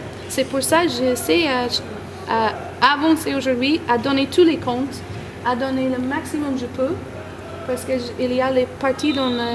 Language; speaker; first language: French; non-native, learner; English